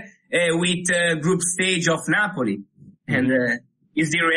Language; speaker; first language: English; non-native, learner; Italian